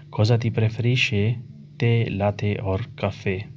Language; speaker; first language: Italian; non-native, learner; Urdu